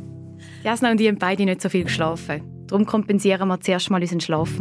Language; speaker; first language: German; native; German